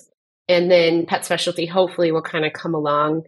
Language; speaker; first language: English; native; English